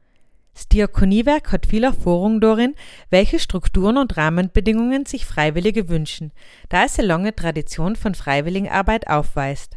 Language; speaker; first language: German; native; German